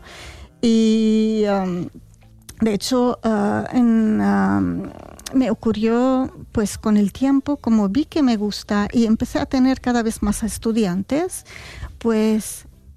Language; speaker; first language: Spanish; non-native, fluent; Arabic